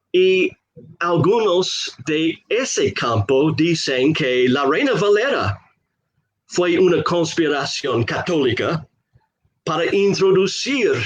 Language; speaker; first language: Spanish; non-native, fluent; English